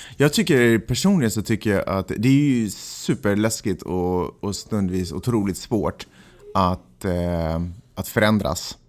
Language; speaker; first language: Swedish; native; Swedish